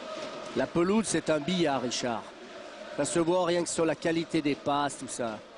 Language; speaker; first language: French; native; French